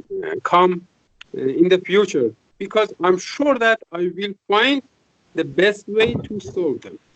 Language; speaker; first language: English; non-native, fluent; Persian